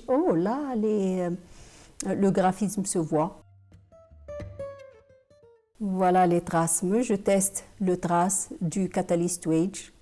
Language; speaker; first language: French; non-native, fluent; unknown